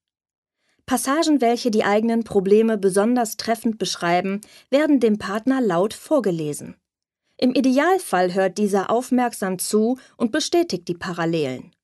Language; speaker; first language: German; native; German